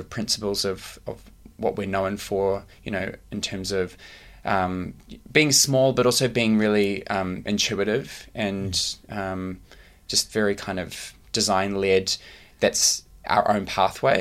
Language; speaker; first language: English; native; English